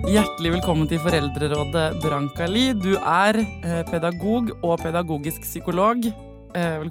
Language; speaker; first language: Norwegian; native; Norwegian